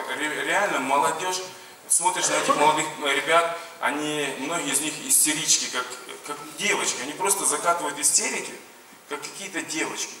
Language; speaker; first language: Russian; non-native, local second language; Ukrainian